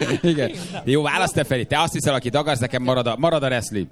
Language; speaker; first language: Hungarian; native; Hungarian